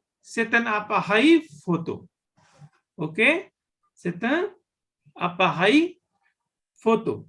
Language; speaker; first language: French; non-native, fluent; Hindi